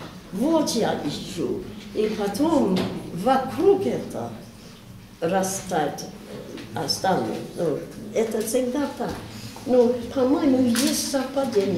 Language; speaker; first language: Russian; non-native, learner; English